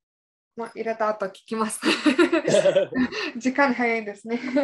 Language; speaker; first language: Japanese; non-native, fluent; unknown